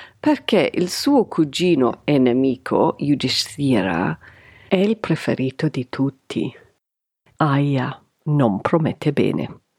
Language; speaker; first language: Italian; non-native, fluent; English